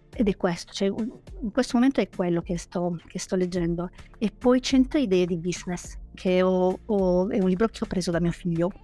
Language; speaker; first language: Italian; non-native, fluent; Hungarian